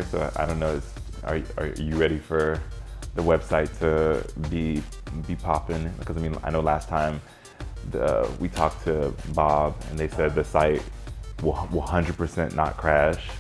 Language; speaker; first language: English; native; English